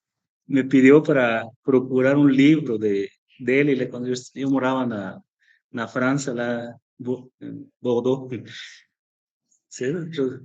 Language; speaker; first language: Portuguese; non-native, fluent; Spanish